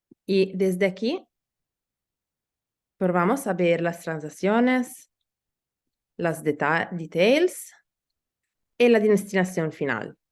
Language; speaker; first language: Spanish; non-native, learner; Italian